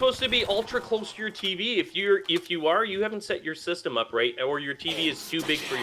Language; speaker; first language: English; native; English